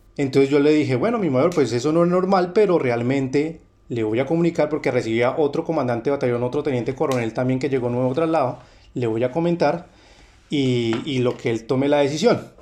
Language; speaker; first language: Spanish; native; Spanish